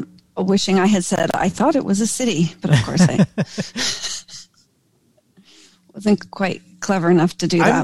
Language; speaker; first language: English; native; English